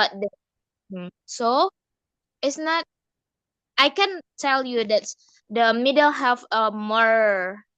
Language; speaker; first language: English; non-native, learner; Indonesian